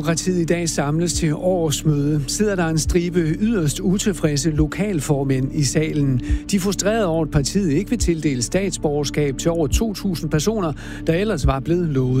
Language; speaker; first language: Danish; native; Danish